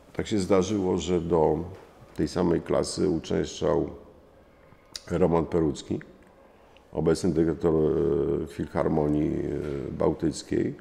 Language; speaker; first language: Polish; native; Polish